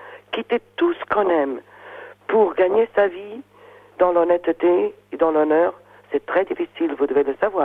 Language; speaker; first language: French; non-native, fluent; Portuguese